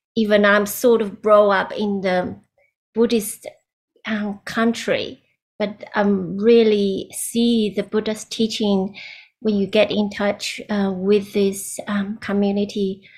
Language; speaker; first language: English; non-native, learner; Chinese